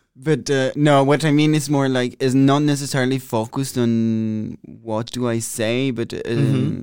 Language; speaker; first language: English; non-native, fluent; Italian